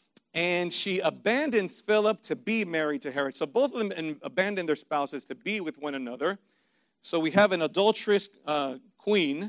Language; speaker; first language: English; native; English